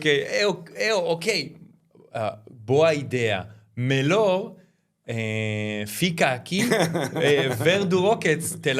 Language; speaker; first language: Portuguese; non-native, learner; English